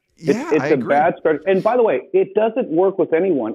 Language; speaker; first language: English; native; English